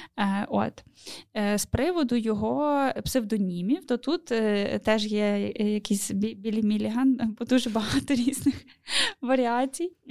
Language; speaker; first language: Ukrainian; native; Ukrainian